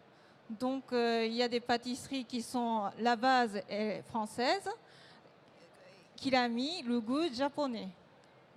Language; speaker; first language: French; non-native, fluent; Japanese